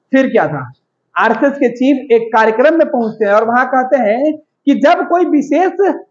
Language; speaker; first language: Hindi; native; Hindi